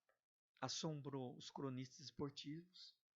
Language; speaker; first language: Portuguese; native; Portuguese